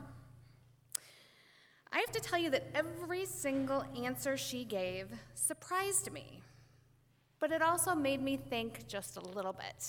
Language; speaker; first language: English; native; English